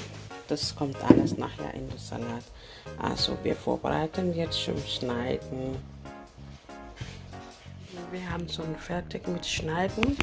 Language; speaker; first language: German; non-native, learner; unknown